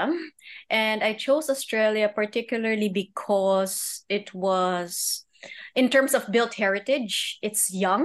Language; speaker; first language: English; native; English